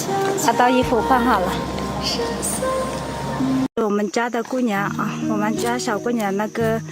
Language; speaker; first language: Chinese; non-native, fluent; Hmong